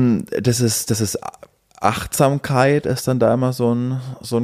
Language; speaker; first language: German; native; German